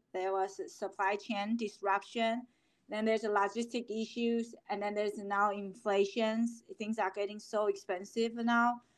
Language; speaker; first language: English; non-native, fluent; Chinese